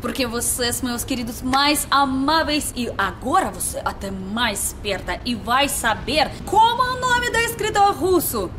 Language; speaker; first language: Portuguese; non-native, learner; Russian